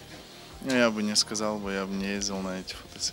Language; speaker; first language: Russian; native; Russian